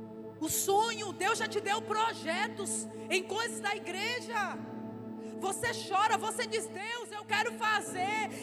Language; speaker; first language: Portuguese; native; Portuguese